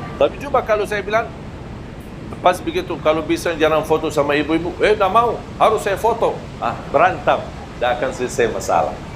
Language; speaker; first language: Malay; non-native, fluent; Arabic